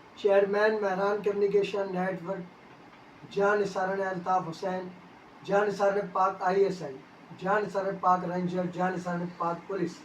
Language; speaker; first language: Urdu; native; Urdu